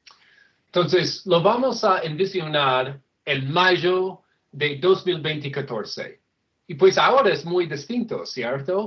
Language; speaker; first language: Spanish; non-native, fluent; English